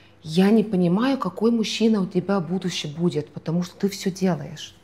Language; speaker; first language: Russian; non-native, fluent; Estonian